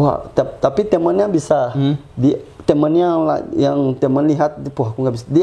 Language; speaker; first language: Indonesian; non-native, fluent; Portuguese